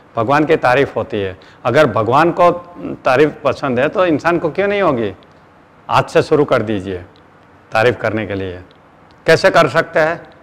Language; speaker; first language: Hindi; non-native, local second language; Gujarati